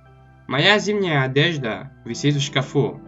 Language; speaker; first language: Russian; non-native, local second language; Tajik